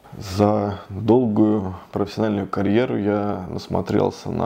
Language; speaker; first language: Russian; native; Russian